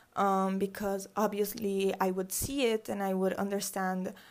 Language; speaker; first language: English; early bilingual, other home language; Spanish